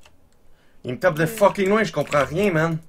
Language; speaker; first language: French; native; French